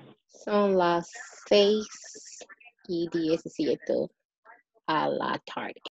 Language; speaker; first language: Spanish; non-native, learner; English